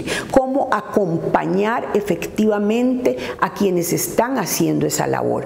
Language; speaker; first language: Spanish; native; Spanish